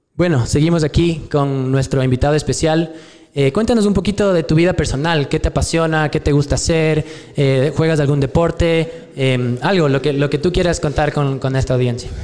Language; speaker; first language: Spanish; native; Spanish